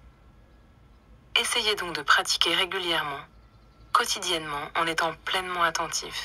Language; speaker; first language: French; native; French